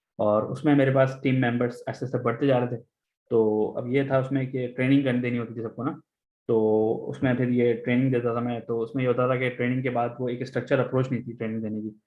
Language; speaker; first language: Hindi; native; Hindi